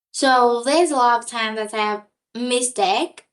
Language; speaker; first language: English; non-native, learner; Vietnamese